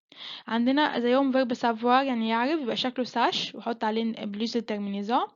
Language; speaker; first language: Arabic; native; Arabic